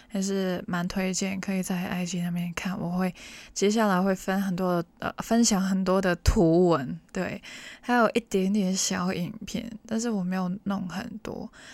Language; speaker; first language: Chinese; non-native, local second language; Cantonese